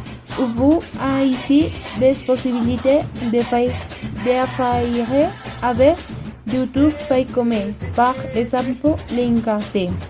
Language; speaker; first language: French; non-native, learner; Spanish